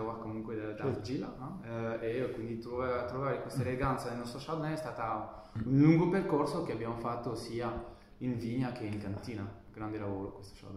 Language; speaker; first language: Italian; non-native, fluent; French